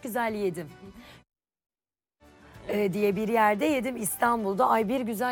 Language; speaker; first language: Turkish; native; Turkish